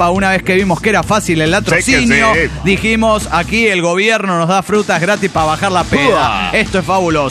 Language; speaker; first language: Spanish; native; Spanish